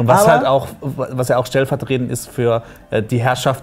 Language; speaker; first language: German; native; German